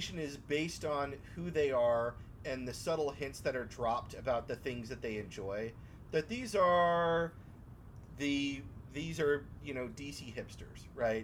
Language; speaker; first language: English; native; English